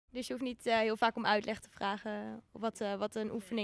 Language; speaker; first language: Dutch; native; Dutch